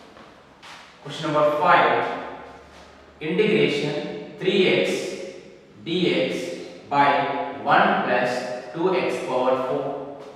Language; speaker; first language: English; non-native, local second language; Kannada